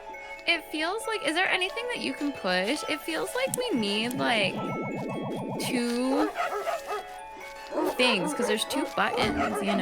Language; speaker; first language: English; native; English